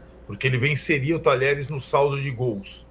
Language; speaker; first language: Portuguese; native; Portuguese